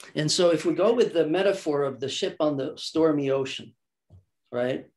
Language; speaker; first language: English; early bilingual, other home language; Swedish